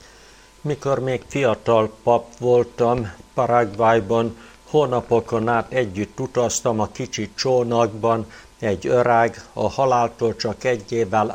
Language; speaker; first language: Hungarian; native; Hungarian